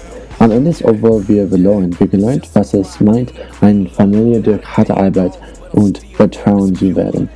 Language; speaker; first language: German; non-native, learner; English